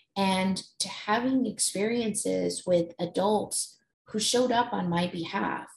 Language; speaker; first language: English; native; English